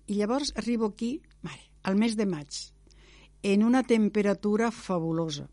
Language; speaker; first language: Catalan; non-native, local second language; Spanish